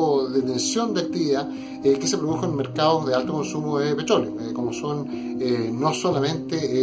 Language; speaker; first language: Spanish; native; Spanish